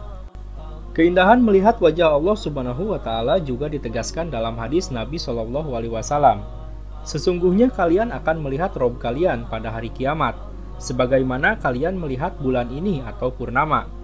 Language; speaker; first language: Indonesian; native; Indonesian